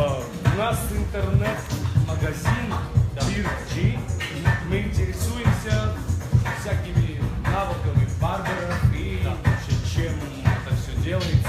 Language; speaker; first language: Russian; non-native, local second language; Georgian